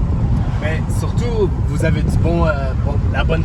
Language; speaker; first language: French; non-native, local second language; English